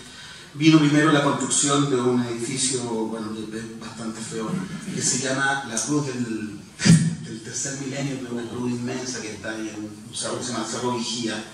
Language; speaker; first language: Spanish; native; Spanish